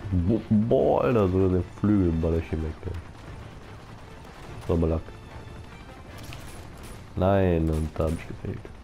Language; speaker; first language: German; native; German